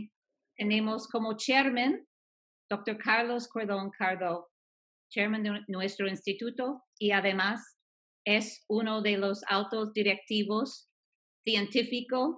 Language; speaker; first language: Spanish; non-native, fluent; English